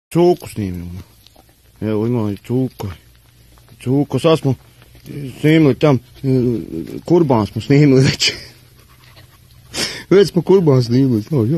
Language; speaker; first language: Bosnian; early bilingual, heritage; Bosnian